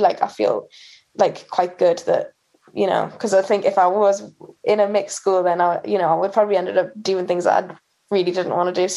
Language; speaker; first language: English; native; English